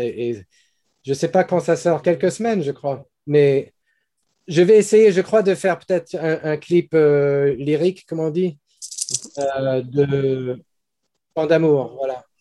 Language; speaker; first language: French; non-native, fluent; English